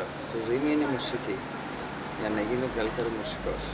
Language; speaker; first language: Greek; non-native, fluent; Persian